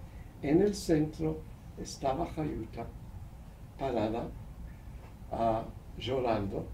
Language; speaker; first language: Spanish; non-native, fluent; Hebrew